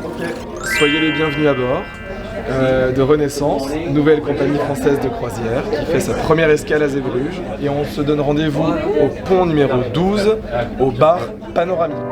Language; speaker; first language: French; native; French